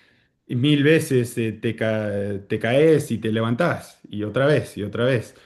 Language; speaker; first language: Spanish; early bilingual, heritage; Spanish